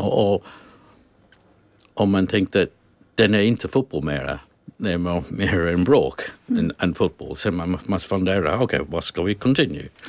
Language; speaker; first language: Swedish; non-native, fluent; English